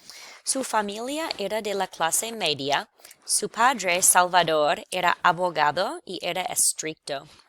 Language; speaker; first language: Spanish; non-native, fluent; English